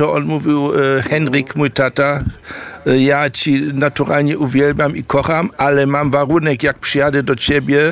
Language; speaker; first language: Polish; early bilingual, heritage; German